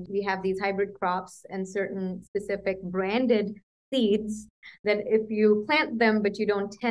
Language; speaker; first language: English; non-native, local second language; Punjabi